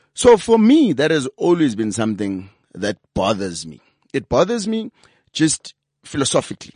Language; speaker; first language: English; non-native, local second language; Zulu